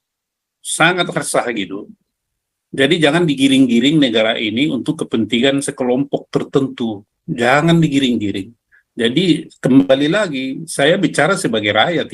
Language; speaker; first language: Indonesian; native; Indonesian